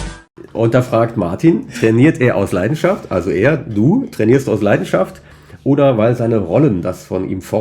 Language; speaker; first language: German; native; German